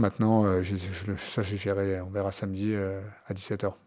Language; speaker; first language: French; native; French